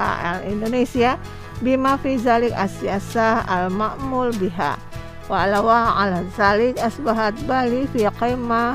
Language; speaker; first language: Arabic; non-native, fluent; Indonesian